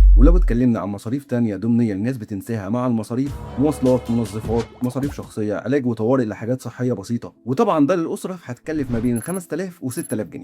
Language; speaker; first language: Arabic; native; Arabic